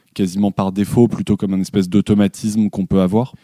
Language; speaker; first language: French; native; French